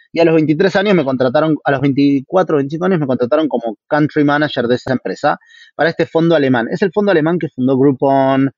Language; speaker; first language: Spanish; native; Spanish